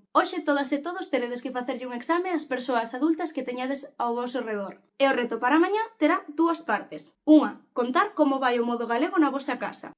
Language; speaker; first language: Galician; early bilingual, other home language; Spanish